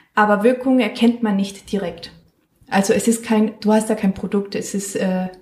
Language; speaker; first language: German; non-native, fluent; Spanish